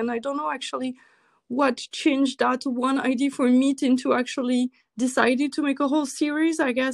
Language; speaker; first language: English; non-native, fluent; French